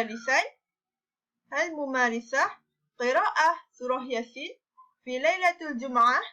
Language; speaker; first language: Arabic; non-native, learner; Malay